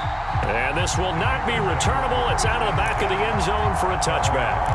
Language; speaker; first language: English; native; English